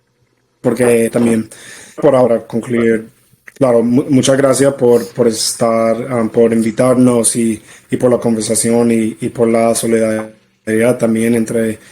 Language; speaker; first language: Spanish; non-native, fluent; English